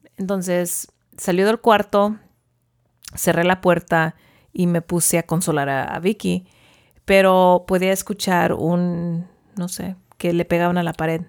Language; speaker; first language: Spanish; early bilingual, heritage; Spanish